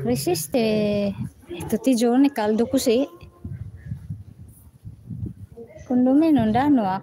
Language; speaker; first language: Italian; non-native, learner; Filipino